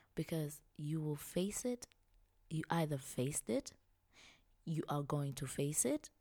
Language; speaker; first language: English; non-native, local second language; Swahili